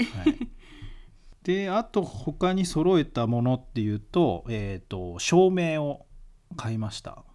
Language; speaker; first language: Japanese; native; Japanese